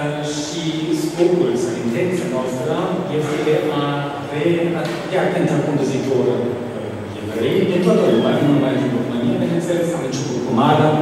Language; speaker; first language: Romanian; non-native, fluent; German